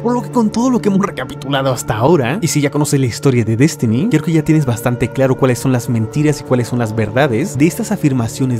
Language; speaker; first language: Spanish; native; Spanish